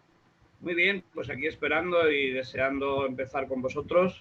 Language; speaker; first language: Spanish; native; Spanish